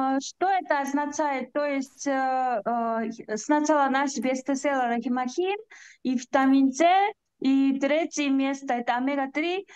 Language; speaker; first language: Russian; non-native, learner; Korean